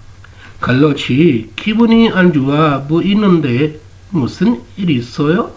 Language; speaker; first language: Korean; non-native, fluent; Urdu